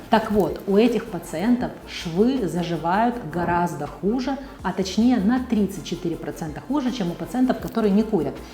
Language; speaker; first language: Russian; native; Russian